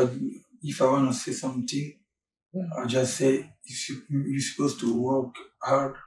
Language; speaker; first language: English; non-native, learner; French